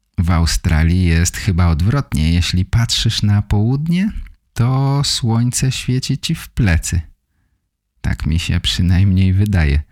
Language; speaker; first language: Polish; native; Polish